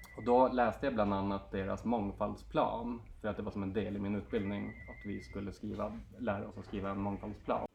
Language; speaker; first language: Swedish; native; Swedish